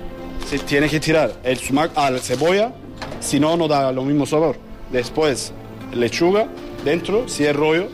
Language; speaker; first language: Spanish; non-native, learner; Turkish